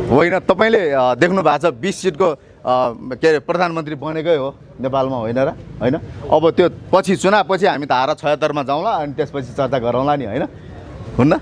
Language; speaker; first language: Nepali; non-native, local second language; Newari